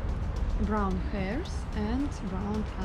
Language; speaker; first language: English; non-native, learner; Russian